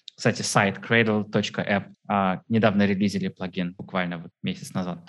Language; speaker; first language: Russian; early bilingual, heritage; Russian